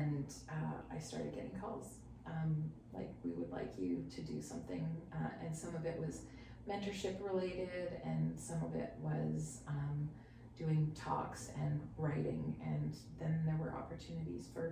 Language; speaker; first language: English; native; English